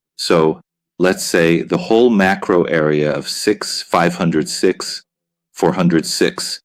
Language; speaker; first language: English; non-native, fluent; Italian